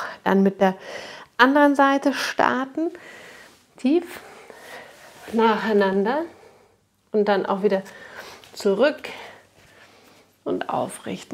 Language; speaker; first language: German; native; German